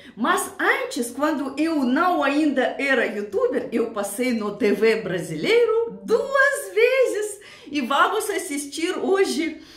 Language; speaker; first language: Portuguese; non-native, fluent; Russian